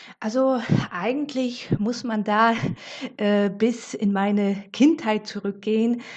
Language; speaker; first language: German; non-native, fluent; Slovak